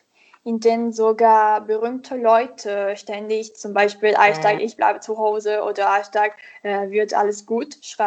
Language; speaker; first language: German; non-native, learner; Italian